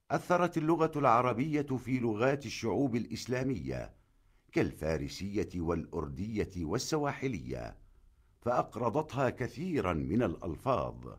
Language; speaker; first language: Arabic; non-native, learner; Indonesian